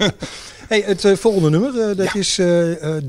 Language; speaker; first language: Dutch; native; Dutch